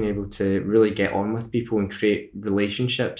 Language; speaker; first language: English; native; English